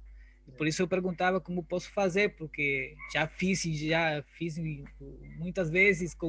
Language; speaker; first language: Portuguese; non-native, learner; Spanish